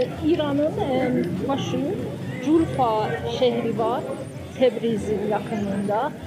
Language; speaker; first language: Turkish; non-native, learner; Azerbaijani